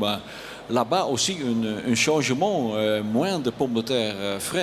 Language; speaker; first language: French; non-native, learner; Dutch